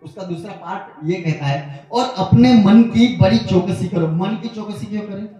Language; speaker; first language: Hindi; non-native, local second language; Gujarati